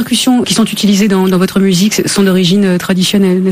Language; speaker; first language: French; native; French